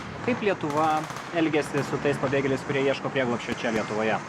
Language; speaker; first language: Lithuanian; native; Lithuanian